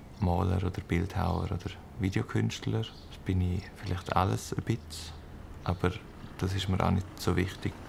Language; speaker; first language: German; native; German